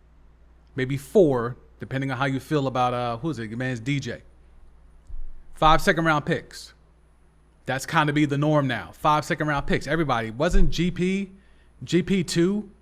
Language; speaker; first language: English; native; English